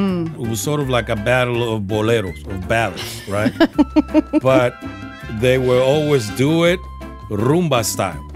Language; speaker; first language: English; non-native, fluent; Spanish